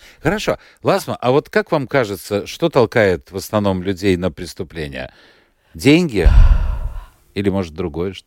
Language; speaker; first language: Russian; native; Russian